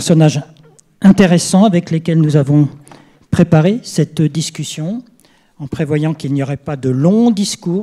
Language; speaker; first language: French; native; French